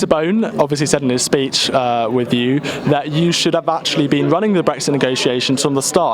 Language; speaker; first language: English; native; English